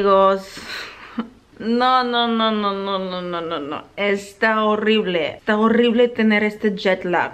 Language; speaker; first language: Spanish; non-native, learner; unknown